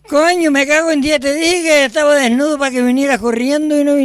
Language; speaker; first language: Spanish; native; Spanish